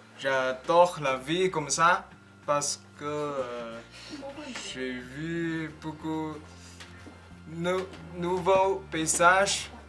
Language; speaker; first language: French; non-native, learner; Chinese